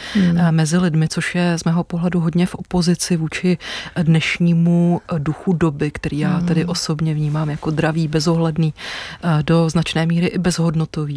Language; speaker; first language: Czech; native; Czech